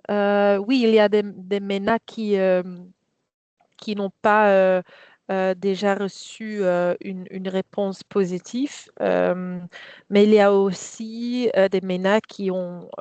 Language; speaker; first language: French; non-native, fluent; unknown